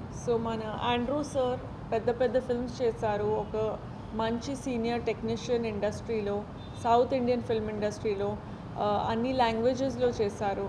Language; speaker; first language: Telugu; non-native, learner; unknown